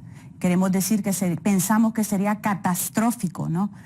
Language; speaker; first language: Spanish; native; Spanish